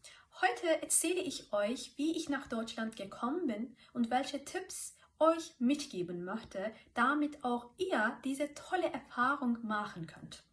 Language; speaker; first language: German; non-native, fluent; Turkish